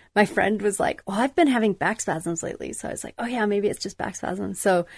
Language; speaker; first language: English; native; English